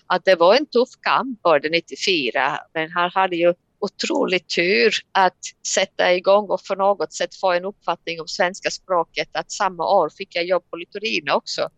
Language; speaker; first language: Swedish; non-native, fluent; Latvian